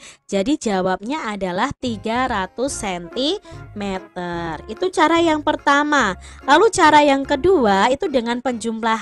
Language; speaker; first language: Indonesian; native; Indonesian